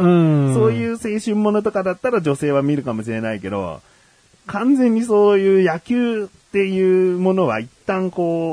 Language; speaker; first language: Japanese; native; Japanese